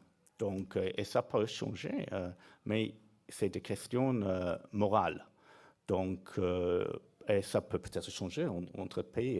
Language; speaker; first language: French; non-native, fluent; English